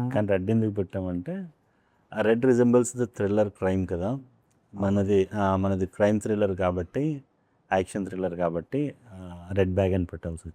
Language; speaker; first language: Telugu; native; Telugu